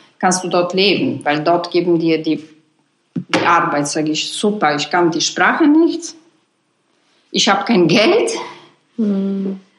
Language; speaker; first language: German; non-native, learner; Polish